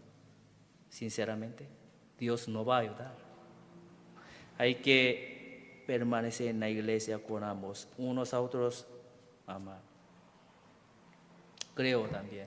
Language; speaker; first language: Spanish; non-native, learner; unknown